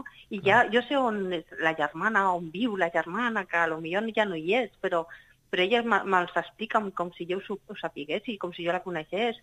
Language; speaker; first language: Catalan; non-native, local second language; Spanish